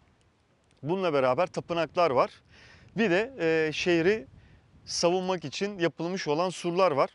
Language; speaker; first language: Turkish; native; Turkish